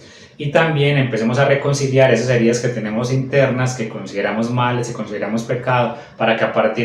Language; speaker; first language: Spanish; native; Spanish